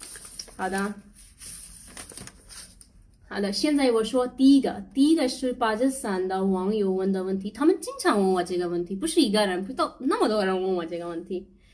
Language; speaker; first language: Chinese; non-native, learner; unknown